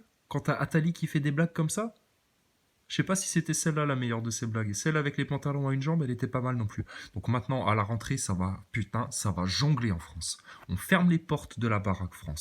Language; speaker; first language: French; native; French